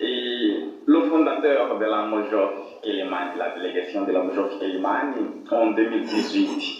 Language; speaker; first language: French; non-native, fluent; Portuguese